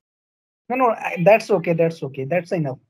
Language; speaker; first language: English; non-native, learner; Hindi